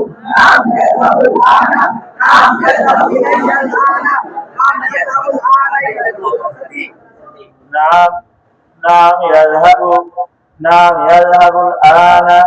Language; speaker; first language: Arabic; non-native, fluent; Bangla